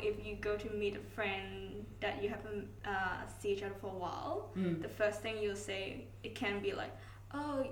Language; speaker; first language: English; non-native, local second language; Cantonese